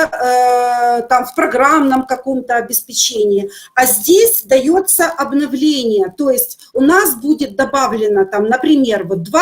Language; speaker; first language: Russian; native; Russian